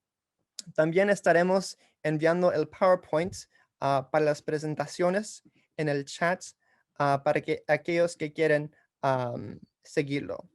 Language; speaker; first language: Spanish; early bilingual, heritage; English